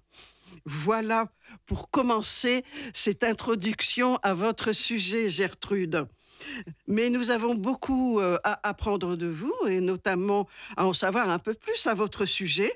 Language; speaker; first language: French; native; French